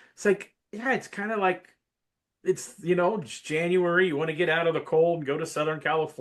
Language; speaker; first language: English; native; English